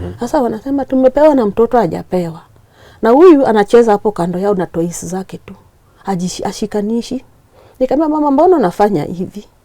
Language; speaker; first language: Swahili; non-native, local second language; Luo (Kenya and Tanzania)